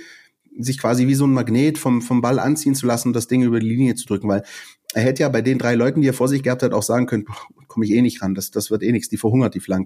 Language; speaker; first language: German; native; German